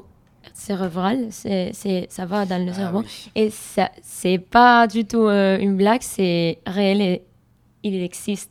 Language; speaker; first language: French; non-native, learner; Spanish